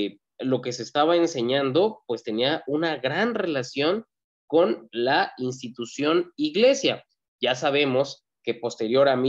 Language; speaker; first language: Spanish; native; Spanish